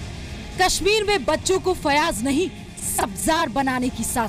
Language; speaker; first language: Hindi; native; Hindi